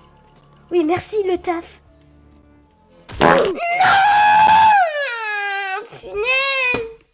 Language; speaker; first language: French; native; French